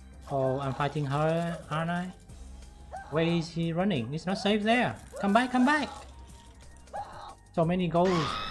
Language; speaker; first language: English; non-native, fluent; Vietnamese